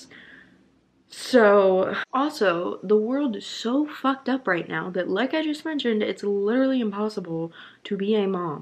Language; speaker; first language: English; native; English